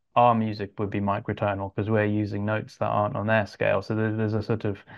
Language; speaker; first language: English; native; English